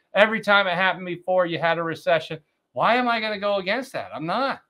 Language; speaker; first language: English; native; English